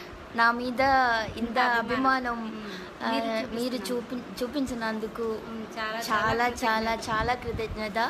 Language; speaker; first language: Telugu; non-native, learner; Malayalam